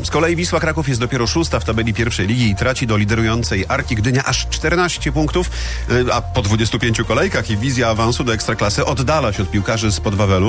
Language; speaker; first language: Polish; native; Polish